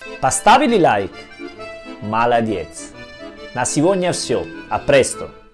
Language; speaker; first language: Russian; non-native, learner; Italian